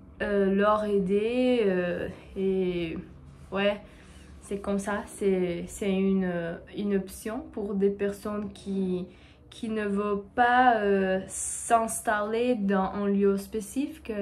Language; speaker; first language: French; non-native, learner; Portuguese